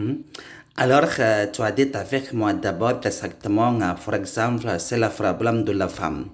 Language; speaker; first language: French; non-native, learner; Indonesian